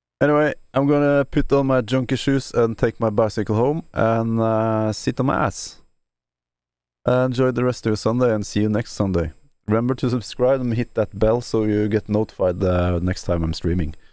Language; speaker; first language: English; non-native, fluent; Norwegian